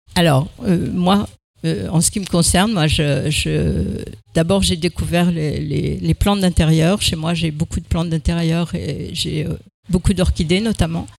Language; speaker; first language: French; native; French